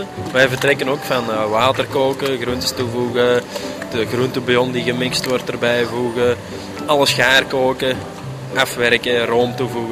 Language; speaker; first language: Dutch; native; Dutch